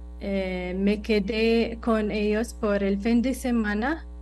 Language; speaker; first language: Spanish; non-native, learner; Arabic